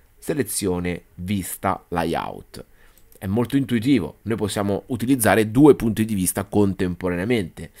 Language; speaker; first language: Italian; native; Italian